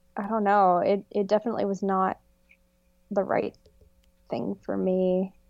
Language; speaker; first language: English; native; English